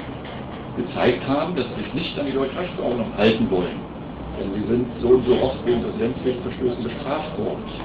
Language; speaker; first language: German; native; German